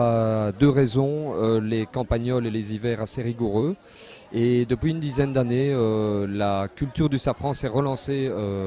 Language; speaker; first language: French; native; French